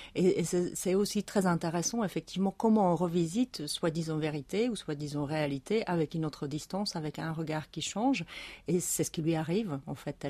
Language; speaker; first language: French; non-native, fluent; Czech